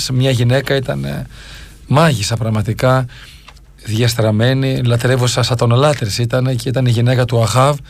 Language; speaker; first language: Greek; native; Greek